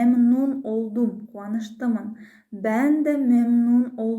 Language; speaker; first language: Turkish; non-native, fluent; Kazakh